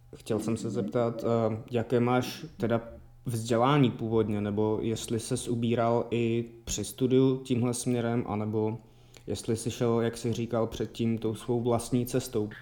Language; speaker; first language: Czech; native; Czech